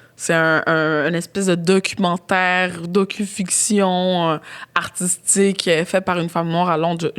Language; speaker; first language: French; native; French